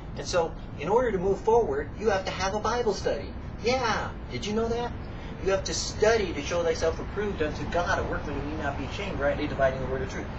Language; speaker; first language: English; native; English